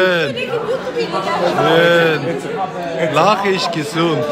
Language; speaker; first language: German; non-native, learner; Tibetan